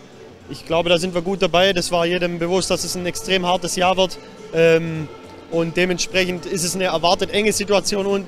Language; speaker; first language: German; native; German